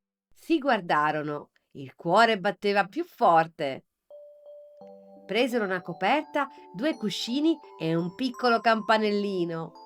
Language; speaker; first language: Italian; native; Italian